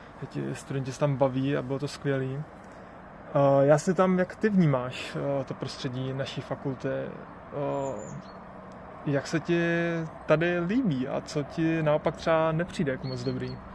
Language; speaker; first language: Czech; native; Czech